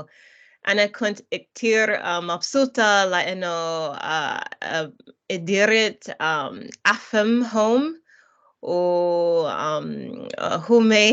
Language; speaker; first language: Arabic; non-native, learner; English